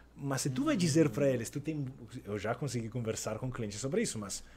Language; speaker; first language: Portuguese; non-native, fluent; Italian